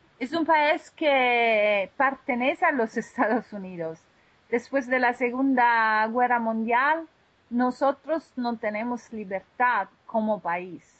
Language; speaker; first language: Spanish; non-native, fluent; Italian